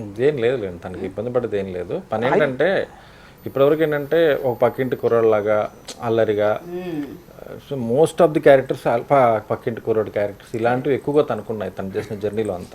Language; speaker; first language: Telugu; native; Telugu